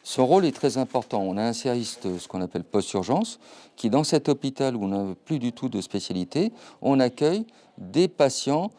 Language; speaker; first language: French; native; French